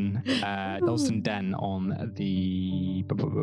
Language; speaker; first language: English; native; English